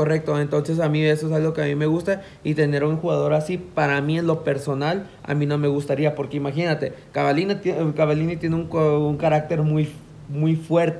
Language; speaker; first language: Spanish; native; Spanish